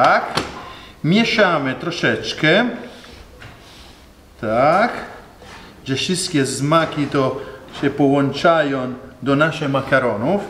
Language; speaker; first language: Polish; non-native, learner; Italian